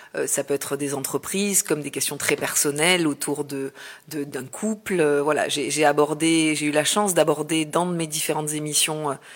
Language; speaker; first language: French; native; French